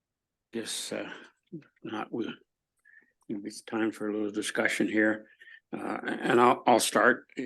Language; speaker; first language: English; native; English